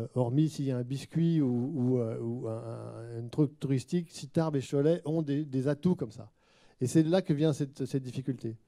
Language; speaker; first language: French; native; French